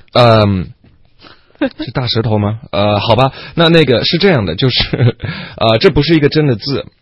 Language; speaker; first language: Chinese; non-native, fluent; English